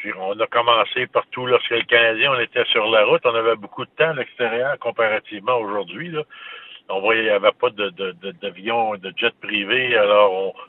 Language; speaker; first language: French; native; French